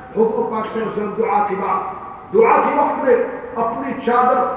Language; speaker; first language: Urdu; non-native, learner; Arabic